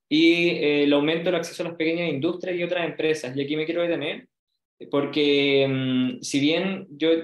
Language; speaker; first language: Spanish; native; Spanish